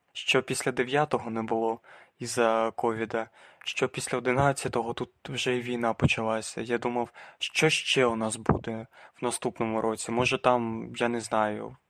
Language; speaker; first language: Ukrainian; native; Ukrainian